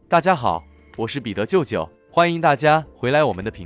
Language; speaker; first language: Chinese; native; Chinese